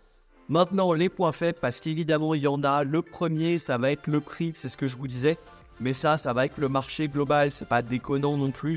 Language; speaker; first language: French; native; French